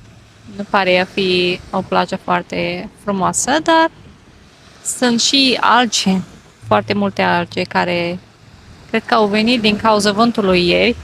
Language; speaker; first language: Romanian; non-native, fluent; Bulgarian